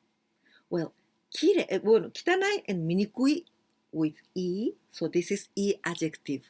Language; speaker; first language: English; non-native, fluent; Japanese